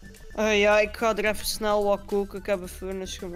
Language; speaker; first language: Dutch; native; Dutch